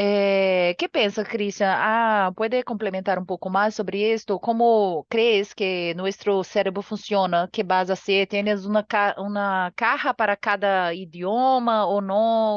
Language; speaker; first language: Spanish; non-native, learner; Portuguese